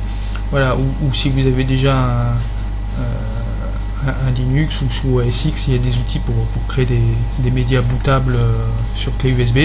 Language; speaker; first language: French; native; French